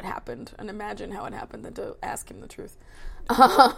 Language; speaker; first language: English; native; English